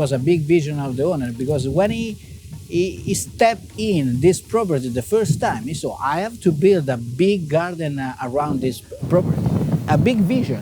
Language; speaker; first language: English; non-native, fluent; Italian